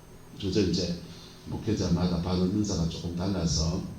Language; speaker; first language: Korean; native; Korean